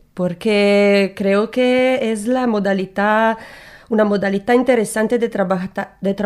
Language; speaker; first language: Spanish; non-native, learner; Italian